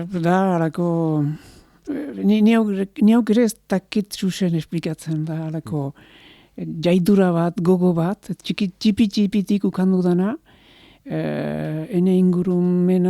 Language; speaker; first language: Basque; native; Basque